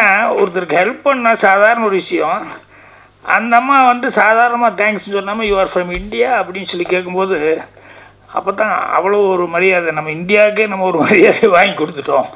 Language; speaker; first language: Tamil; native; Tamil